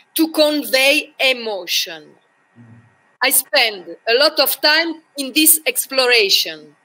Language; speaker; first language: English; non-native, learner; French